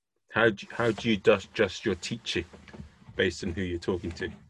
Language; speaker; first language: English; native; English